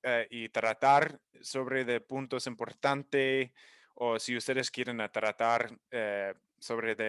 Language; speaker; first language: Spanish; non-native, learner; English